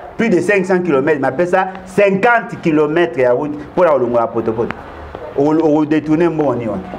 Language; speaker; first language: Lingala; native; Lingala